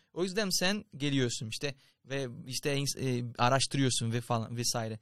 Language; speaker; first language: Turkish; non-native, fluent; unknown